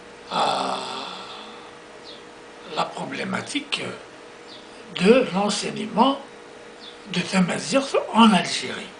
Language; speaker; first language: French; non-native, local second language; Kabyle